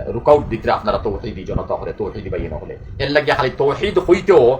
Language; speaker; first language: Bangla; non-native, local second language; Sylheti